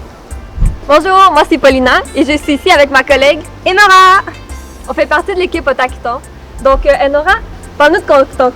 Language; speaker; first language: French; native; French